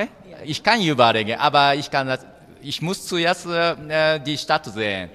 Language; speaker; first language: German; non-native, learner; Japanese